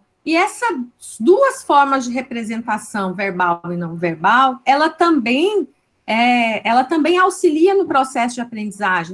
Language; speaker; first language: Portuguese; native; Portuguese